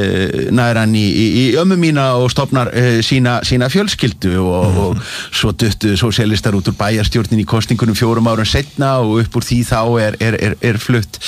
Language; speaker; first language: Icelandic; native; Icelandic